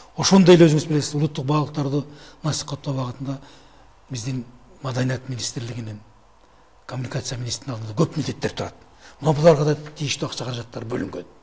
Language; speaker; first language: Kyrgyz; native; Kyrgyz